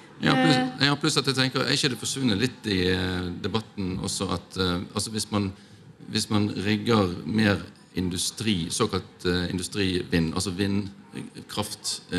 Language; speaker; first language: Norwegian; native; Norwegian